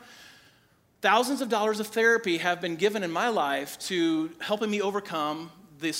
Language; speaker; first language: English; native; English